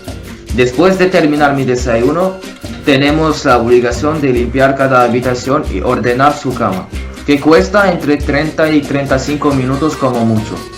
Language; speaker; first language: Spanish; non-native, fluent; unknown